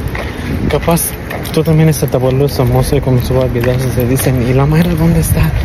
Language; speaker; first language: Spanish; early bilingual, heritage; Spanish